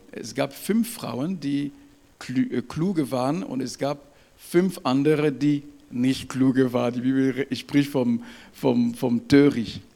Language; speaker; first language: German; non-native, fluent; French